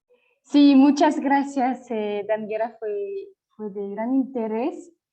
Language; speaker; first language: Spanish; non-native, fluent; French